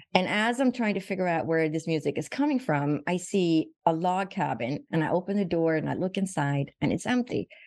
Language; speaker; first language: English; non-native, fluent; Swedish